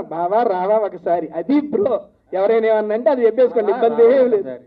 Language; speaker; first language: Telugu; native; Telugu